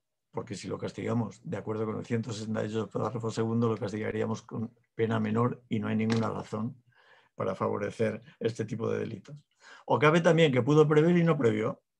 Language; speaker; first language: Spanish; native; Spanish